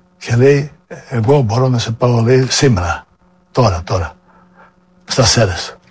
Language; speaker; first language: Greek; non-native, fluent; Serbian